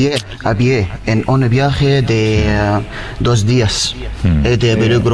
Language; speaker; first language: Spanish; non-native, learner; Arabic